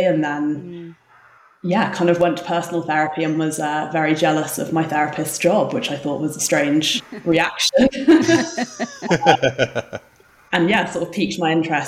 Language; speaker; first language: English; native; English